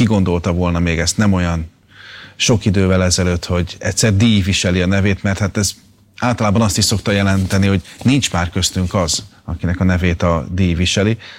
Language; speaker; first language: Hungarian; native; Hungarian